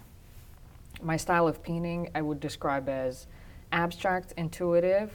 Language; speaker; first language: English; non-native, fluent; Romanian